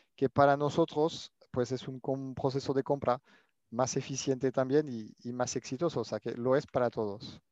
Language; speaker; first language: Spanish; non-native, fluent; French